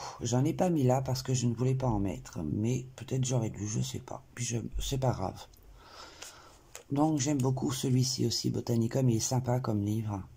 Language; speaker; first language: French; native; French